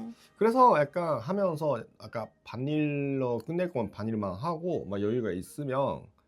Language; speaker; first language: Korean; non-native, fluent; Japanese